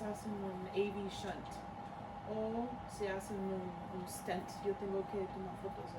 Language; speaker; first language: Spanish; early bilingual, heritage; Spanish